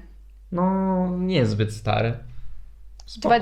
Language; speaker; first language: Polish; non-native, fluent; Turkish